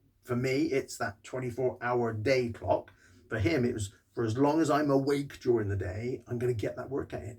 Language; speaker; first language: English; native; English